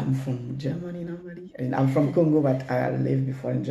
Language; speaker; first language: English; non-native, learner; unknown